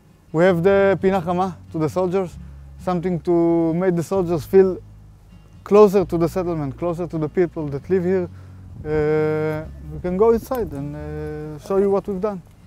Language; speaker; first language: English; non-native, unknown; Hebrew